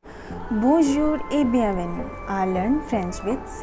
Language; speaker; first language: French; non-native, fluent; Hindi